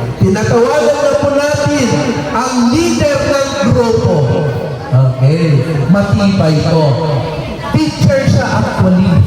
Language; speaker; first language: Filipino; non-native, local second language; Iloko